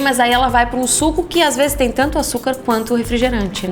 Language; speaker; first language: Portuguese; native; Portuguese